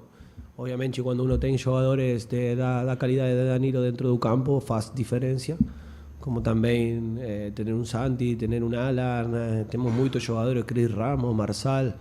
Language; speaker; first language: Portuguese; non-native, fluent; Spanish